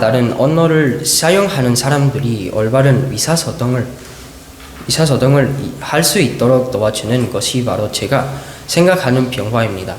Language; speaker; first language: Korean; non-native, learner; Spanish